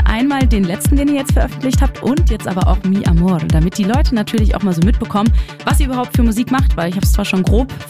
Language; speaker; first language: German; native; German